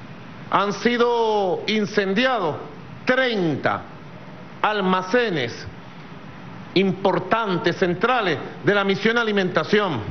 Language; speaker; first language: Spanish; native; Spanish